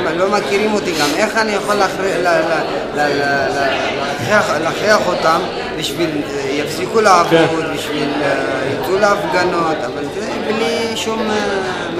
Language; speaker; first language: Hebrew; non-native, fluent; Tigrinya